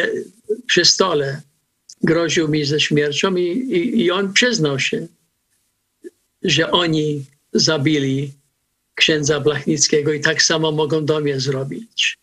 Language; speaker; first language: Polish; early bilingual, heritage; Polish